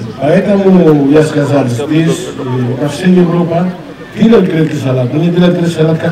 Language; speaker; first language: Russian; non-native, learner; Greek